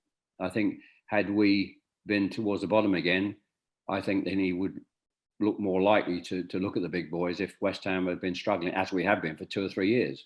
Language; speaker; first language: English; native; English